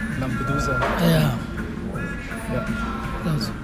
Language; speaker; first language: German; non-native, learner; Tigrinya